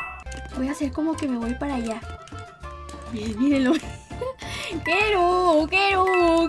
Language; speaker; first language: Spanish; native; Spanish